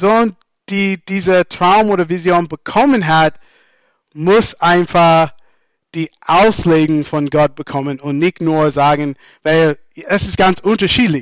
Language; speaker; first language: German; non-native, fluent; English